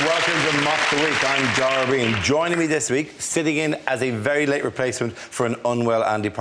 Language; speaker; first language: English; native; English